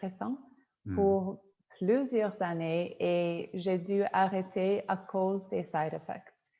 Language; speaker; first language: French; non-native, fluent; Polish